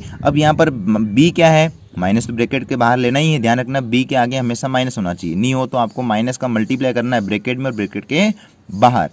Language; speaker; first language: Hindi; native; Hindi